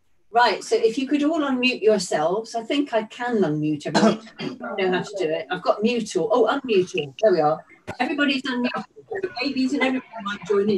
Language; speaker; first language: English; native; English